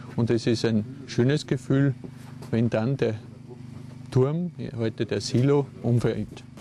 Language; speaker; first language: German; native; German